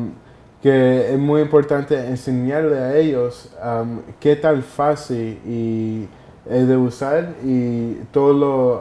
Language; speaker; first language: Spanish; early bilingual, heritage; Spanish